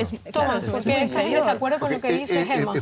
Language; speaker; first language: Spanish; native; Spanish